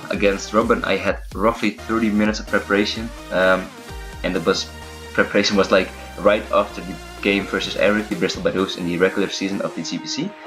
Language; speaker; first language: English; non-native, fluent; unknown